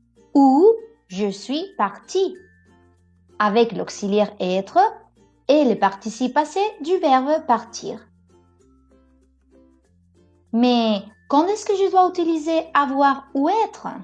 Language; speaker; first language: French; non-native, fluent; Spanish